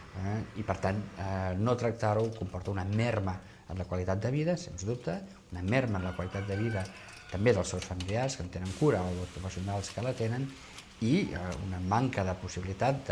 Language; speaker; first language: Catalan; native; Catalan